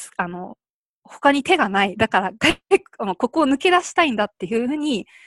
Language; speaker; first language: Japanese; early bilingual, other home language; Korean